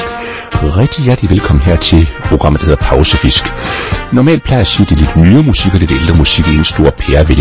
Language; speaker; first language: Danish; native; Danish